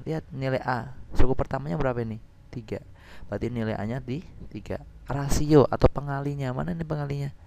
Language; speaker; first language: Indonesian; native; Indonesian